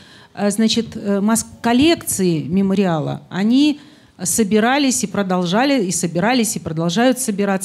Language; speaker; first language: Russian; native; Russian